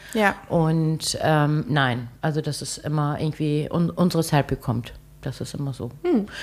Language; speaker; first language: German; early bilingual, other home language; Turkish